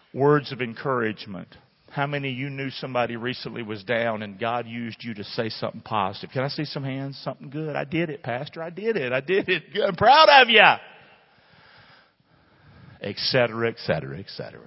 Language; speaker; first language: English; native; English